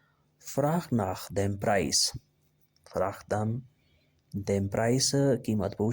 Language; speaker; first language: German; non-native, learner; Urdu